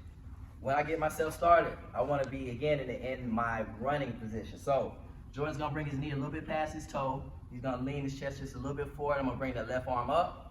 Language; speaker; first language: English; native; English